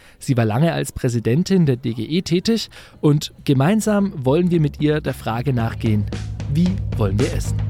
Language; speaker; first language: German; native; German